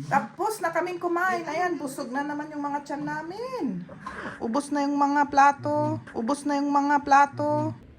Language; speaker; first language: Filipino; native; Filipino